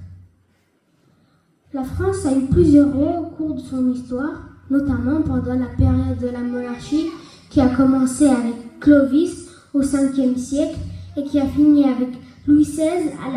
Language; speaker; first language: French; early bilingual, other home language; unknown